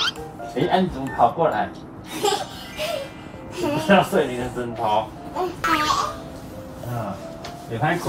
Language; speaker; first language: Chinese; native; Chinese